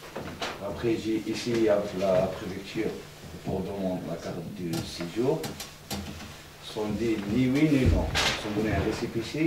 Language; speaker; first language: French; non-native, learner; Arabic